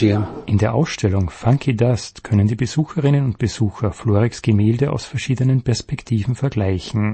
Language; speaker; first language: German; native; German